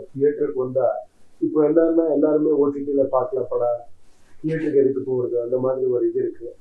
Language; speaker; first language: Tamil; non-native, learner; Kannada